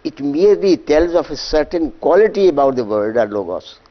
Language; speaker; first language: English; non-native, local second language; Urdu